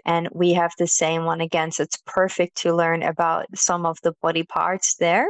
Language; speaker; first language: English; non-native, fluent; Dutch